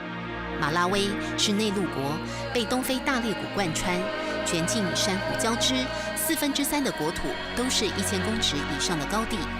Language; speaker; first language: Chinese; native; Chinese